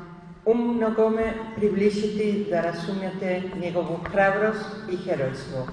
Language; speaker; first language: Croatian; early bilingual, heritage; Spanish